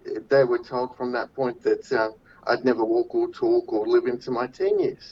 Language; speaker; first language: English; native; English